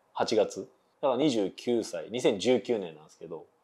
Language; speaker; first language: Japanese; native; Japanese